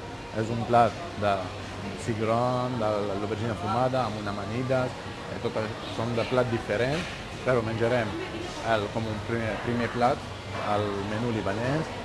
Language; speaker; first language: Catalan; non-native, learner; Arabic